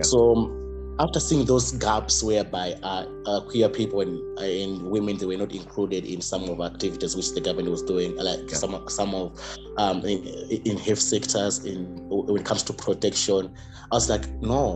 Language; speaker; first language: English; non-native, local second language; Nyanja